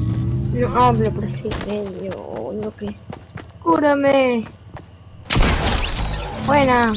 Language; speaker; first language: Spanish; early bilingual, heritage; Spanish